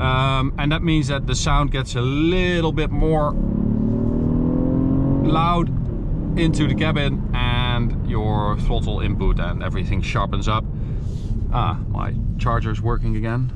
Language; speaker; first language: English; non-native, fluent; Dutch